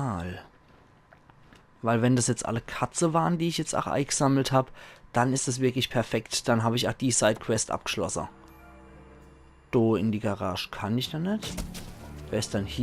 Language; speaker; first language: German; native; German